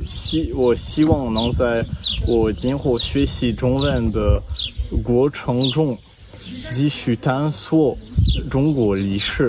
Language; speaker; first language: Chinese; non-native, learner; French